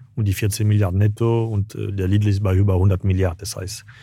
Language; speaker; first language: German; non-native, fluent; French